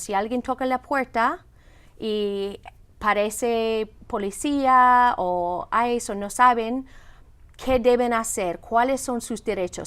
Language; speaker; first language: Spanish; non-native, fluent; English